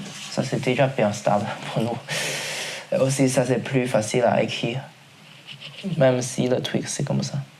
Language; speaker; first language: French; non-native, learner; Chinese